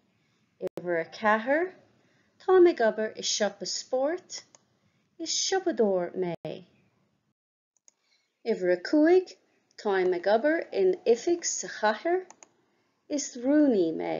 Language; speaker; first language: Irish; non-native, local second language; English